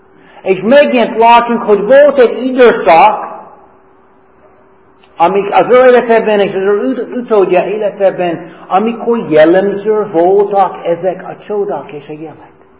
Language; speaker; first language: Hungarian; non-native, fluent; English